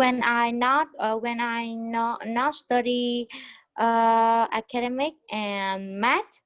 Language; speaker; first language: English; non-native, learner; Vietnamese